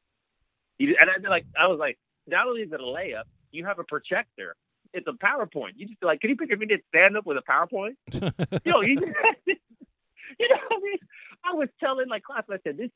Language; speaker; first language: English; native; English